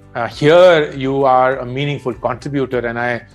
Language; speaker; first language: English; non-native, local second language; Hindi